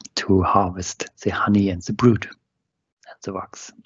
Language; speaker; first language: English; non-native, fluent; German